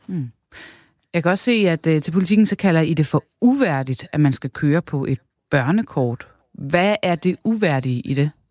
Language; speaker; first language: Danish; native; Danish